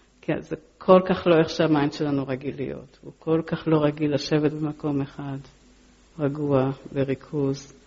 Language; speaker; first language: Hebrew; early bilingual, other home language; Polish